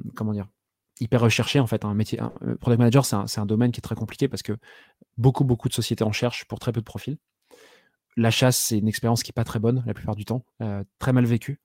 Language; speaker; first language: French; native; French